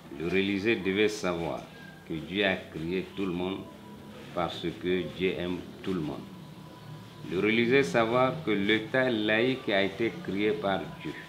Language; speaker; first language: French; non-native, local second language; Bambara